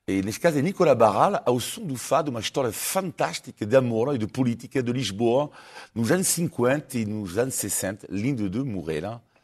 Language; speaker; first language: Portuguese; non-native, fluent; French